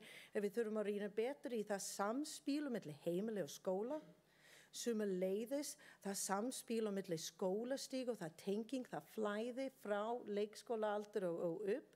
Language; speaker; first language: Icelandic; non-native, learner; English